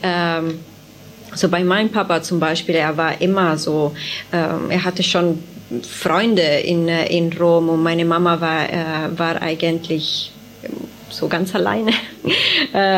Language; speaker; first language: German; non-native, fluent; Italian